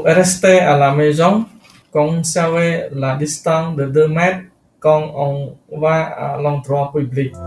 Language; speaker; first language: French; non-native, learner; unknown